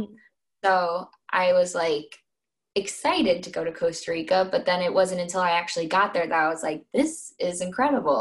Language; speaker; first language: English; native; English